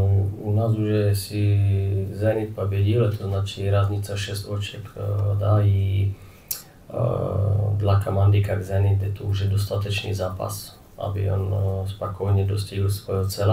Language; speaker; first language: Russian; non-native, fluent; Czech